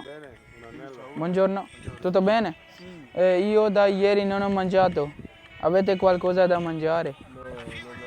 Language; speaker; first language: Italian; non-native, learner; Urdu